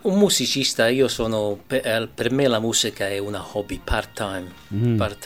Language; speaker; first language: Italian; early bilingual, heritage; English